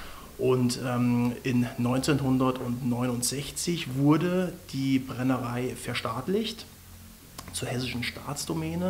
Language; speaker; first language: German; native; German